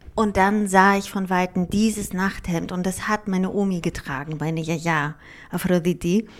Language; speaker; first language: German; early bilingual, other home language; Greek